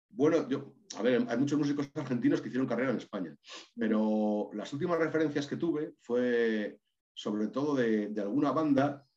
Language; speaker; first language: Spanish; native; Spanish